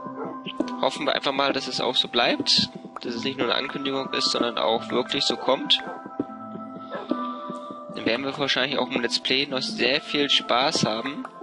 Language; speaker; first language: German; native; German